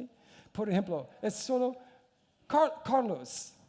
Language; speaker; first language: Spanish; non-native, learner; English